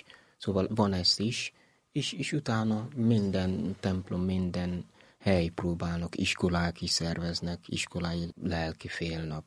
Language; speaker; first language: Hungarian; non-native, learner; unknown